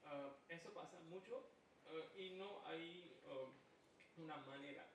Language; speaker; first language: Spanish; non-native, fluent; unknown